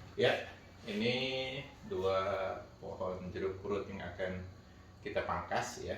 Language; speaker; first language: Indonesian; native; Indonesian